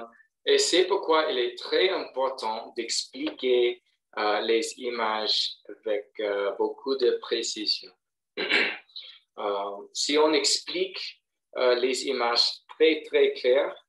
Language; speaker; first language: French; non-native, fluent; English